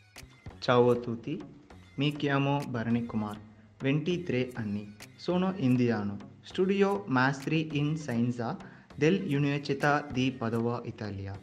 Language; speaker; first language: Italian; non-native, learner; Tamil